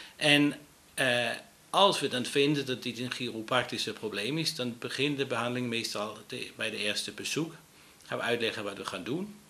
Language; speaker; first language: Dutch; non-native, fluent; Danish